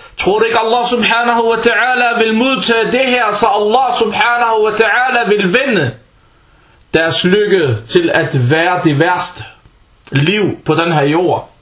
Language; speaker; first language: Danish; early bilingual, other home language; Arabic